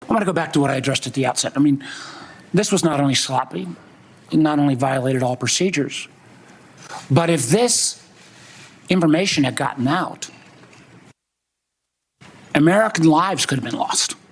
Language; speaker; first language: English; native; English